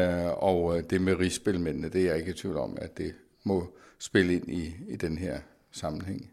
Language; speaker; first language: Danish; native; Danish